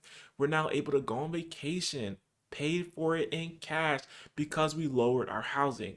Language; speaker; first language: English; native; English